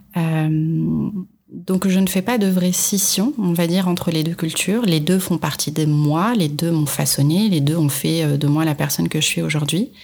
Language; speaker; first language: French; non-native, local second language; Arabic